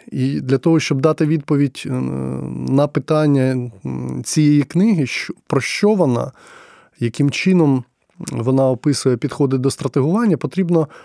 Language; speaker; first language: Ukrainian; non-native, local second language; Russian